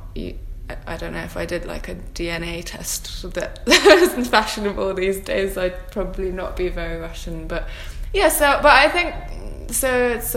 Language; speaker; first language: English; native; English